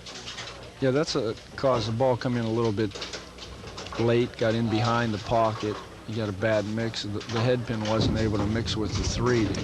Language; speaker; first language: English; native; English